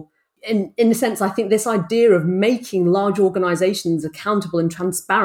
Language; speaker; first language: English; native; English